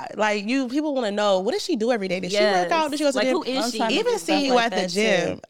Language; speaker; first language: English; native; English